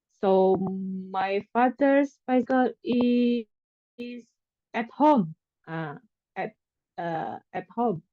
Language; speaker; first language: English; non-native, fluent; Indonesian